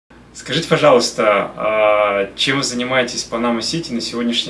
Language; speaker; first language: Russian; native; Russian